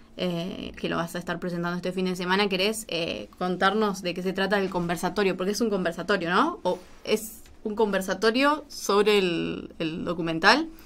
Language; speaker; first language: Spanish; native; Spanish